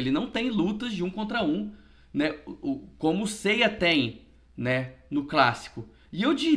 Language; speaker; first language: Portuguese; native; Portuguese